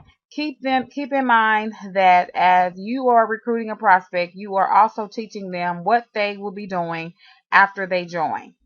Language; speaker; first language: English; native; English